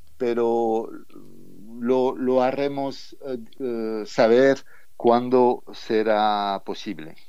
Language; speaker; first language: Spanish; non-native, fluent; French